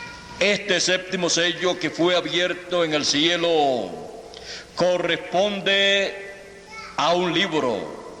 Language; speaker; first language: Spanish; native; Spanish